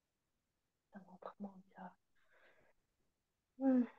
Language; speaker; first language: French; non-native, learner; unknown